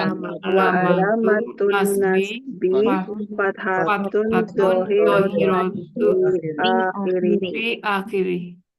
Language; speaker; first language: Arabic; non-native, learner; Indonesian